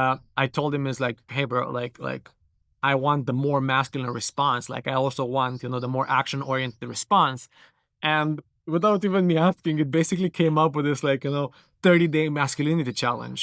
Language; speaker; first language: English; non-native, fluent; Romanian